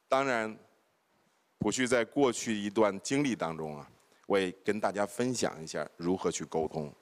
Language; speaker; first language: Chinese; native; Chinese